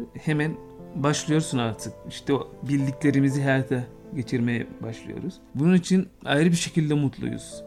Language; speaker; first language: Turkish; non-native, fluent; Arabic